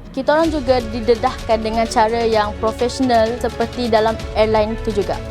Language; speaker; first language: Malay; native; Malay